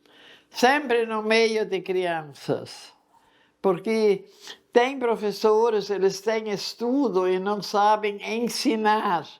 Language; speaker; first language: Portuguese; non-native, local second language; German